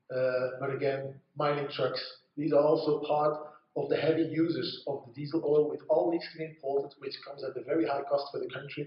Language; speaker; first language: English; non-native, fluent; Dutch